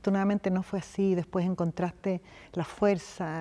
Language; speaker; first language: Spanish; native; Spanish